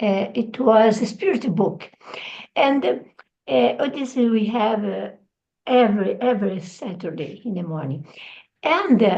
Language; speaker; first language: English; non-native, learner; Portuguese